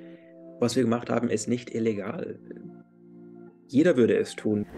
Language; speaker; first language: German; early bilingual, heritage; English